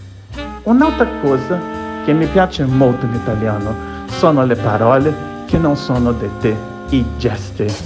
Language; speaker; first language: Italian; non-native, learner; Portuguese